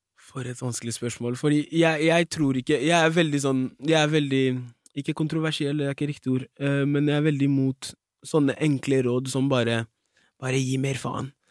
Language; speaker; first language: Norwegian; early bilingual, other home language; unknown